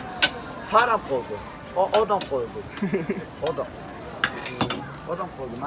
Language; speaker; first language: Korean; non-native, learner; Turkish